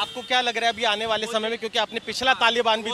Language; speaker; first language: Hindi; native; Hindi